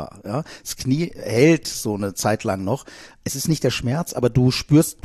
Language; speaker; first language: German; native; German